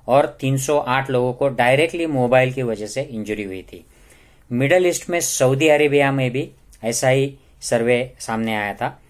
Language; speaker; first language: Hindi; non-native, local second language; Marathi